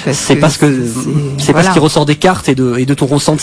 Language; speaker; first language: French; native; French